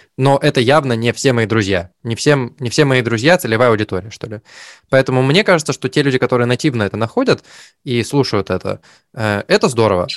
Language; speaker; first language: Russian; native; Russian